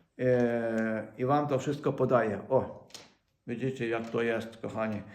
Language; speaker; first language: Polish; non-native, fluent; Ukrainian